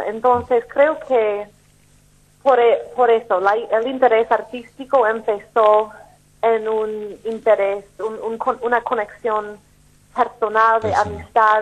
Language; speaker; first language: Spanish; non-native, fluent; English